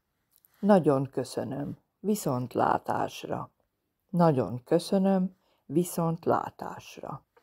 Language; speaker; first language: Hungarian; non-native, fluent; Serbian